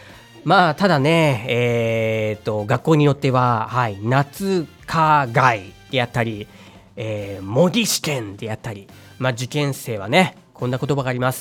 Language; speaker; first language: Japanese; native; Japanese